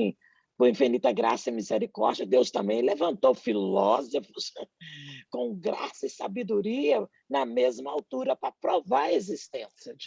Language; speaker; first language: Portuguese; native; Portuguese